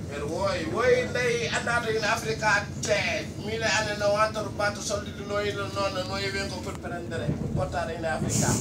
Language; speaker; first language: Italian; non-native, learner; Wolof